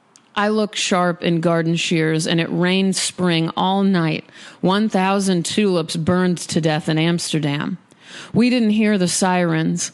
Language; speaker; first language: English; native; English